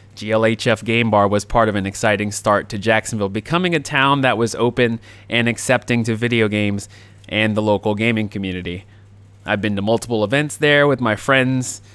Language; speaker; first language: English; native; English